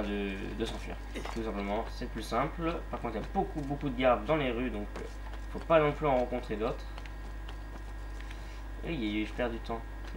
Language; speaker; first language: French; native; French